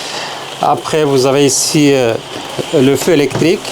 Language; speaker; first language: French; non-native, fluent; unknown